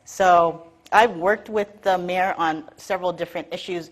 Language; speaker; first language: English; native; English